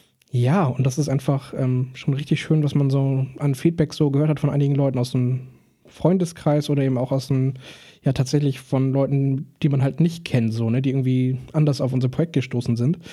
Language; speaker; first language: German; native; German